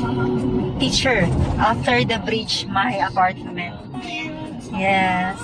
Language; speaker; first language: English; non-native, local second language; Filipino